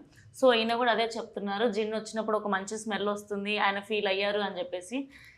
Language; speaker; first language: Telugu; native; Telugu